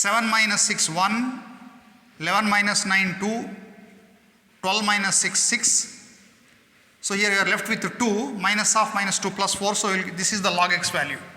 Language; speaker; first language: English; non-native, local second language; Kannada